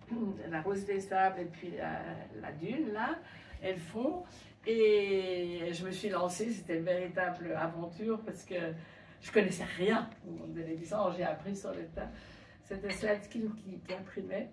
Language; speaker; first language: French; native; French